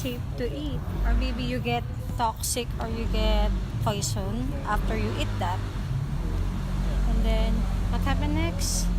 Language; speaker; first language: English; non-native, learner; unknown